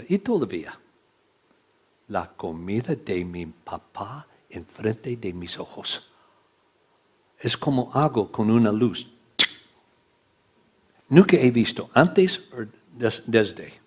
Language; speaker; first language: Spanish; non-native, learner; English